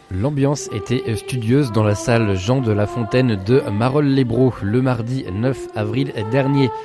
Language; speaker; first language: French; native; French